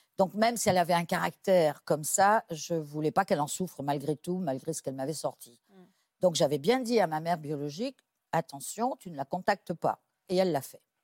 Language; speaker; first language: French; native; French